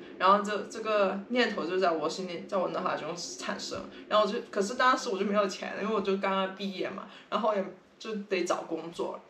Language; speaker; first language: Chinese; non-native, local second language; Cantonese